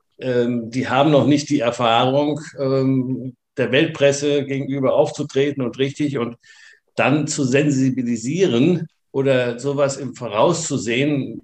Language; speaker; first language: German; native; German